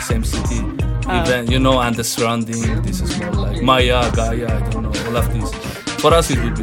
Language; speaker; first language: English; non-native, fluent; Persian